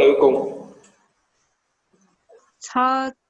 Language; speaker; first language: English; non-native, learner; Vietnamese